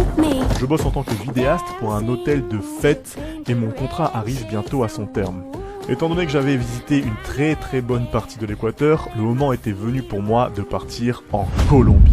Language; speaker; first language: French; native; French